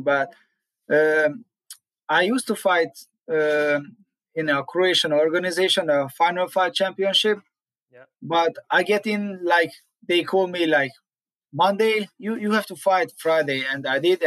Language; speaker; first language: English; non-native, learner; Hungarian